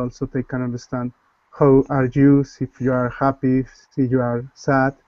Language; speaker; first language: English; non-native, learner; Spanish